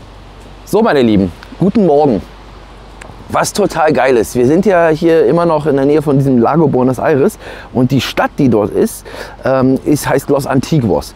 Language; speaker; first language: German; native; German